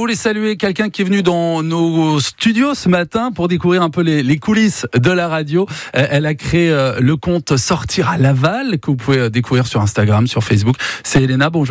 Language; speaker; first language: French; native; French